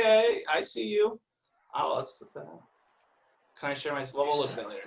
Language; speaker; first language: English; native; English